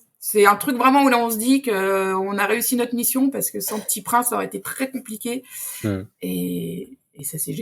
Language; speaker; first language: French; native; French